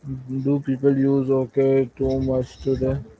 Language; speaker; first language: English; non-native, learner; Urdu